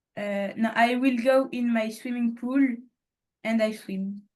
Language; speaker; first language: English; non-native, learner; French